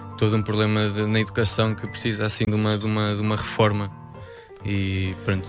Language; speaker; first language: Portuguese; native; Portuguese